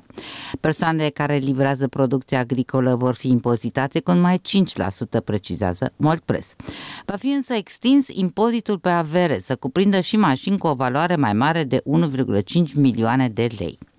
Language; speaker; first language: Romanian; native; Romanian